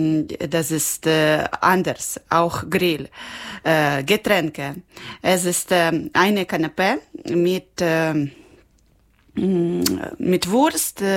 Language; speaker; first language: German; non-native, learner; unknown